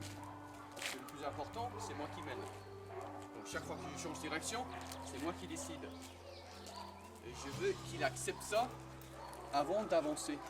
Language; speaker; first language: French; non-native, fluent; English